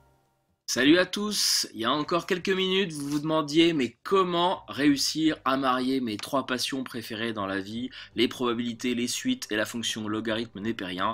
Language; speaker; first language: French; native; French